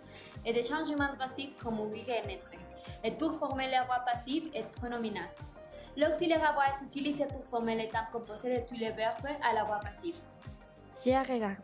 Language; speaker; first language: French; non-native, learner; Spanish